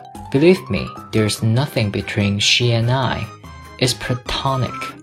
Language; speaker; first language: English; non-native, fluent; Cantonese